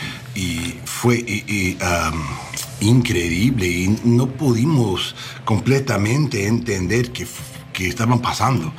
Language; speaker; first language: Spanish; non-native, learner; English